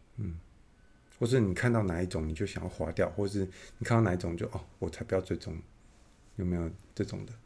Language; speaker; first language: Chinese; native; Chinese